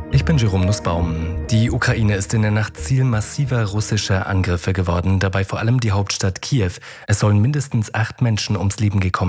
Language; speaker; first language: German; native; German